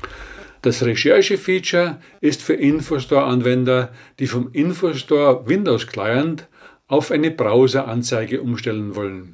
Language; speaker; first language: German; native; German